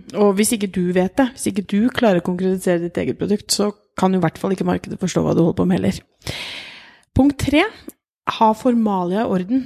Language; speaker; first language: Norwegian; native; Norwegian